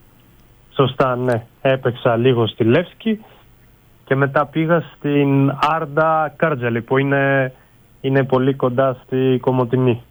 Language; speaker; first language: Greek; non-native, fluent; Bulgarian